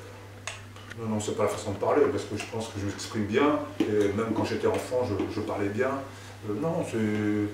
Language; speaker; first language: French; native; French